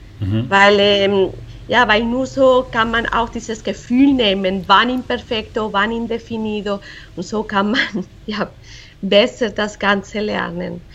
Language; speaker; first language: German; non-native, fluent; Spanish